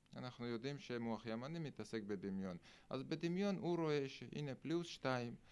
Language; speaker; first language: Hebrew; non-native, fluent; Russian